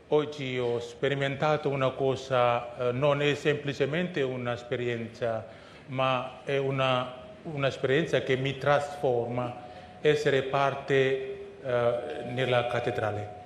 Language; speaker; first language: Italian; non-native, fluent; Indonesian